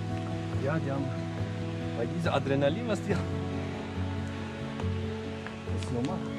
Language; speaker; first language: German; early bilingual, other home language; Turkish